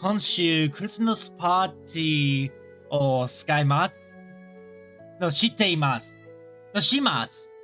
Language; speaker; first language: Japanese; non-native, learner; English